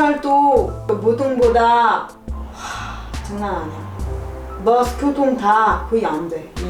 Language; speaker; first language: Korean; non-native, learner; French